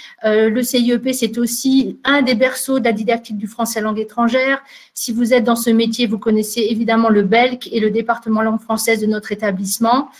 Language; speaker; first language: French; native; French